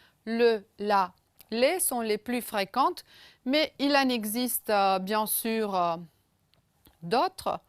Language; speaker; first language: French; non-native, fluent; Romanian